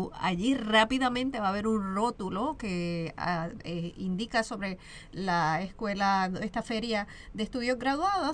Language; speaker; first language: Spanish; native; Spanish